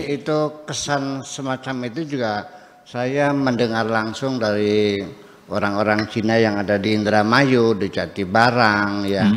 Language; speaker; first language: Indonesian; native; Indonesian